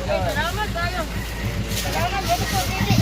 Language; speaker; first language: Filipino; non-native, local second language; Cebuano